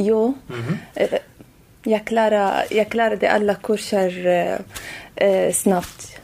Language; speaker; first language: Swedish; non-native, learner; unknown